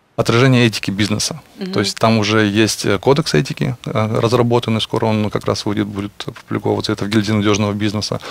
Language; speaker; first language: Russian; native; Russian